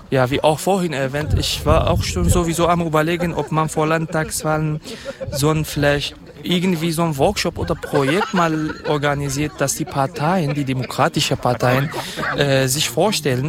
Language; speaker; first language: German; non-native, fluent; Kurdish